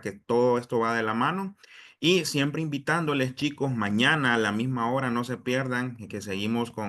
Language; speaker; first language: Spanish; native; Spanish